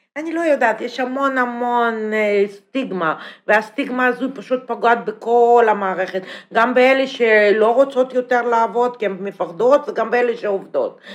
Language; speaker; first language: Hebrew; non-native, fluent; Russian